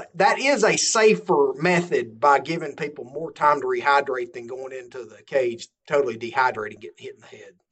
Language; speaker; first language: English; native; English